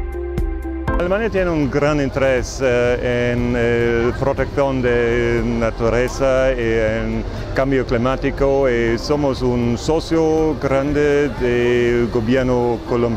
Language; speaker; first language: Spanish; non-native, fluent; German